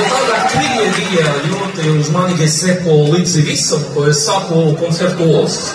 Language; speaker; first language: Latvian; non-native, learner; Russian